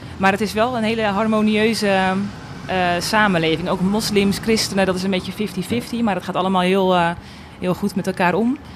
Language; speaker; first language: Dutch; native; Dutch